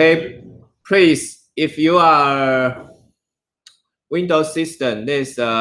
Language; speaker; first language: English; non-native, learner; Chinese